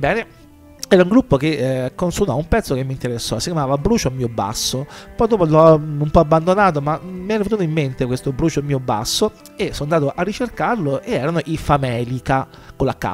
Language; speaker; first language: Italian; native; Italian